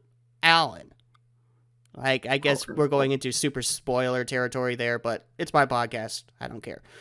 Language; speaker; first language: English; native; English